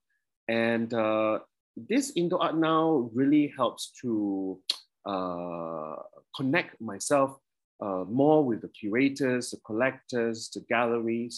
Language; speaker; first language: English; early bilingual, other home language; Indonesian